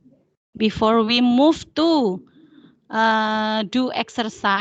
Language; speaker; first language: English; non-native, fluent; Indonesian